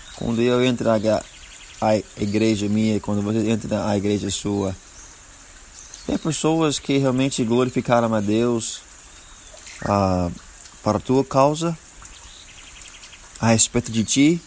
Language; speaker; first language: Portuguese; non-native, learner; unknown